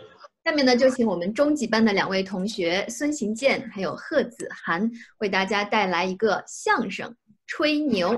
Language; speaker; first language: Chinese; native; Chinese